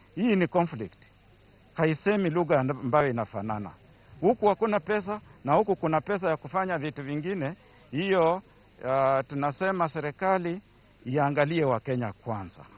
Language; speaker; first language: Swahili; non-native, local second language; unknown